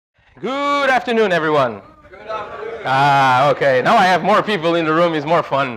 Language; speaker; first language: English; non-native, fluent; Portuguese